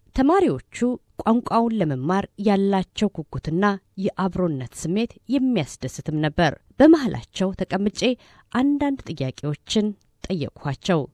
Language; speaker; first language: Amharic; native; Amharic